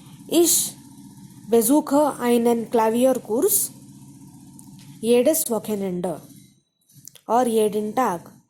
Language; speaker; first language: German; non-native, fluent; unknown